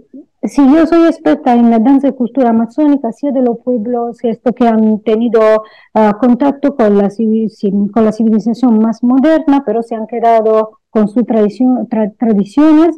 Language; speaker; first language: Spanish; non-native, fluent; Italian